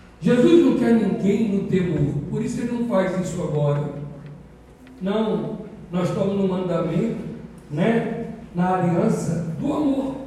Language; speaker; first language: Portuguese; native; Portuguese